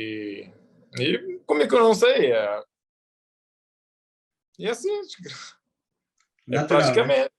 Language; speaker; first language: Portuguese; early bilingual, heritage; Arabic